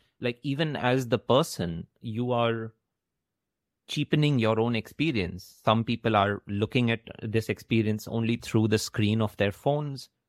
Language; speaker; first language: English; non-native, local second language; Hindi